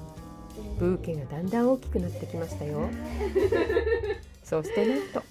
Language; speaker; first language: Japanese; native; Japanese